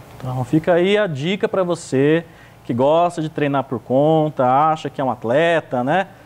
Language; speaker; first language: Portuguese; native; Portuguese